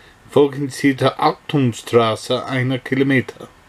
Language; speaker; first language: German; non-native, learner; English